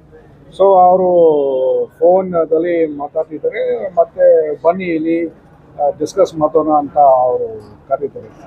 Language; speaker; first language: Kannada; non-native, local second language; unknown